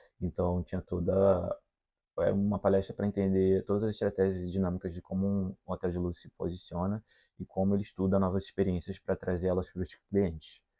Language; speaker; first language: Portuguese; native; Portuguese